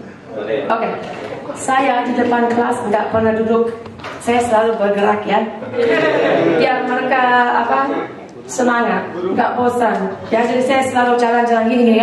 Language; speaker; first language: Indonesian; non-native, fluent; English